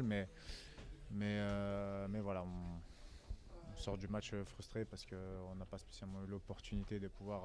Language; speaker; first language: French; native; French